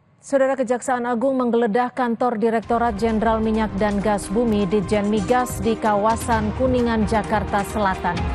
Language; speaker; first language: Indonesian; native; Indonesian